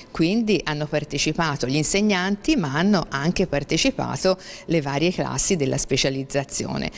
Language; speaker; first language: Italian; native; Italian